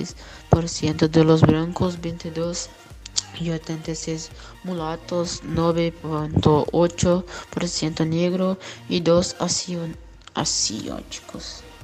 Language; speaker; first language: Spanish; non-native, learner; Portuguese